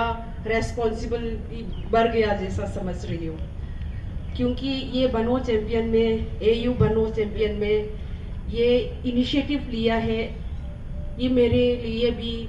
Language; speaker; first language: Hindi; non-native, local second language; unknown